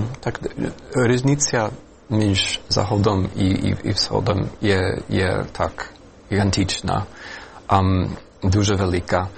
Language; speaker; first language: Ukrainian; non-native, fluent; English